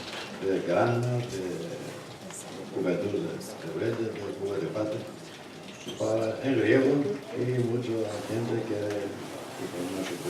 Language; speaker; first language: Spanish; non-native, learner; Greek